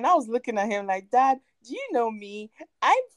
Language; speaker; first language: English; non-native, local second language; French